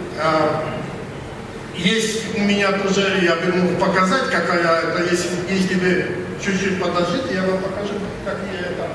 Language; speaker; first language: Russian; non-native, learner; Polish